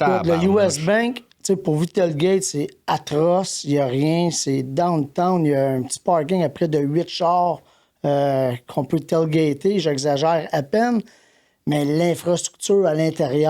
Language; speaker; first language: French; native; French